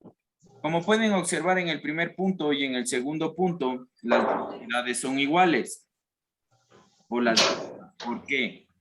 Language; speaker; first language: Spanish; native; Spanish